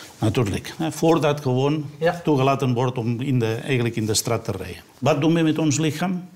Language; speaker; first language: Dutch; non-native, fluent; Catalan